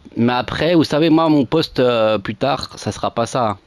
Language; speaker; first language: French; native; French